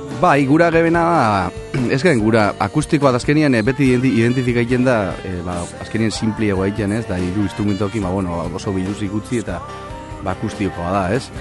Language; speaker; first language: Basque; native; Basque